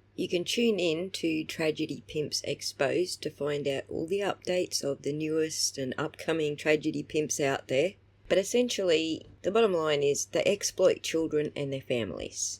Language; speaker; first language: English; native; English